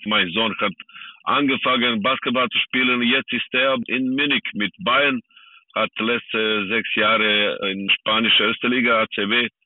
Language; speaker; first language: German; non-native, fluent; Serbian